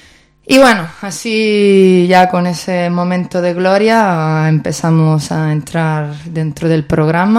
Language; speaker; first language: Spanish; native; Spanish